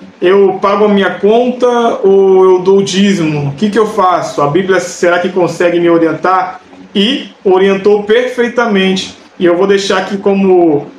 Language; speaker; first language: Portuguese; native; Portuguese